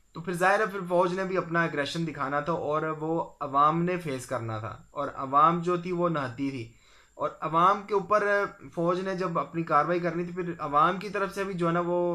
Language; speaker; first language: Urdu; non-native, local second language; Punjabi